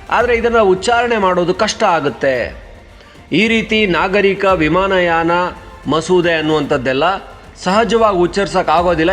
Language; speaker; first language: Kannada; native; Kannada